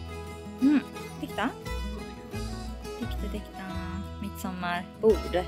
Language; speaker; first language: Swedish; non-native, learner; Japanese